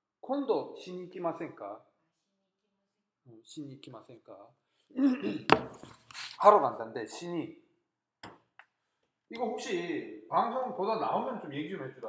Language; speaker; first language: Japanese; non-native, fluent; Korean